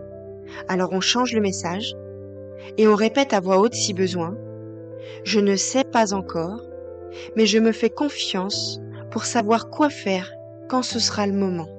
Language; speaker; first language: French; native; French